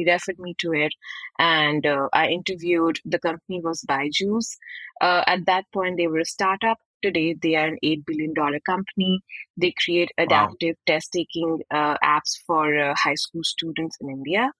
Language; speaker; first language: English; non-native, local second language; Hindi